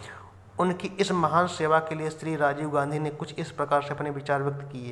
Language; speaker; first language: Hindi; native; Hindi